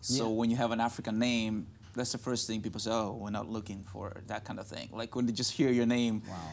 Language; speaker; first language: English; non-native, local second language; Russian